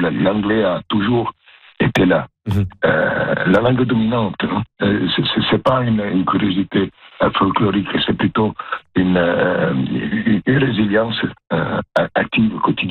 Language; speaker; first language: French; non-native, fluent; Italian